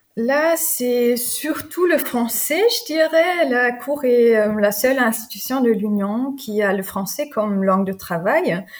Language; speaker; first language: French; non-native, fluent; German